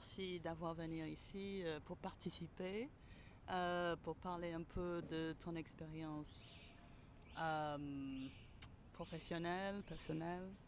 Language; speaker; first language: French; non-native, fluent; English